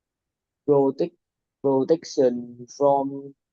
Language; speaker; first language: English; non-native, learner; Vietnamese